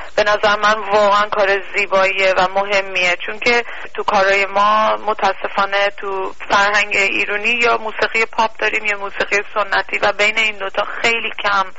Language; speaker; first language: Persian; early bilingual, heritage; Persian